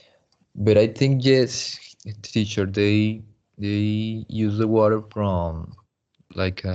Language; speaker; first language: English; non-native, learner; Spanish